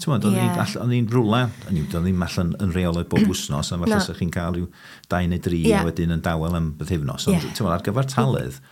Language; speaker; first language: Welsh; early bilingual, heritage; Welsh